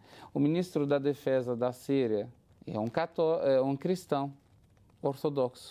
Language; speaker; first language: Portuguese; non-native, fluent; Arabic